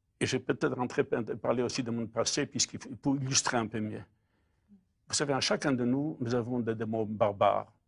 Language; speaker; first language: French; non-native, fluent; Polish